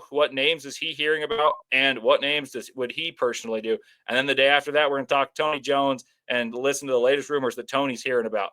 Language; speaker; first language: English; native; English